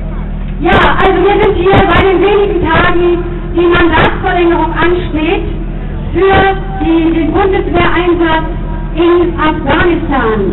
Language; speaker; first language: German; native; German